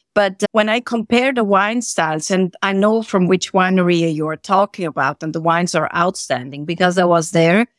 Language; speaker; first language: English; non-native, fluent; German